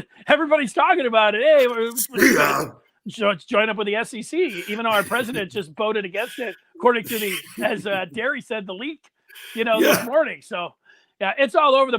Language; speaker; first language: English; native; English